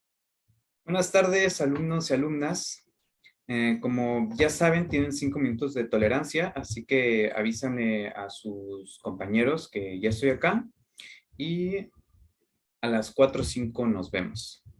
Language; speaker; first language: Spanish; native; Spanish